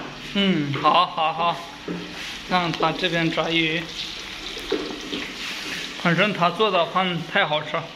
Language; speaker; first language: Chinese; non-native, fluent; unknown